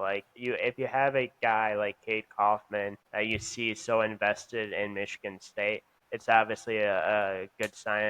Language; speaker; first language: English; native; English